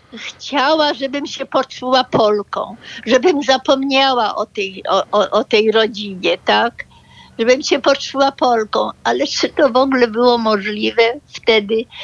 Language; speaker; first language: Polish; early bilingual, other home language; German